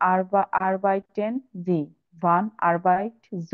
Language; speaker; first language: German; non-native, learner; Bangla